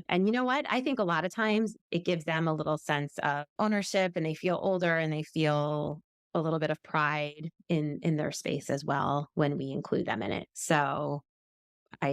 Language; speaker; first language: English; native; English